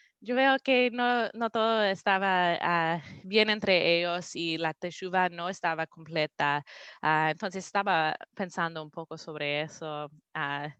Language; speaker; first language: Spanish; non-native, learner; English